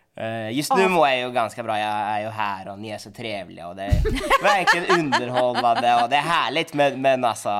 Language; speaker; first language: Swedish; non-native, fluent; Norwegian